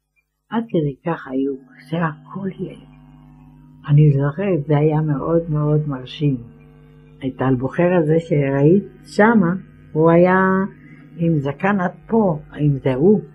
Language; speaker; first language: Hebrew; non-native, fluent; Ladino